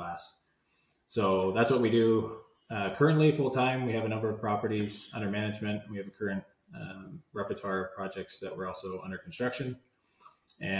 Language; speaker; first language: English; native; English